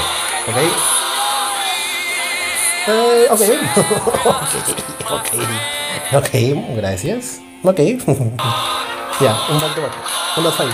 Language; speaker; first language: Spanish; native; Spanish